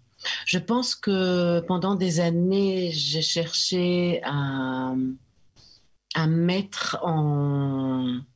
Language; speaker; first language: French; early bilingual, heritage; French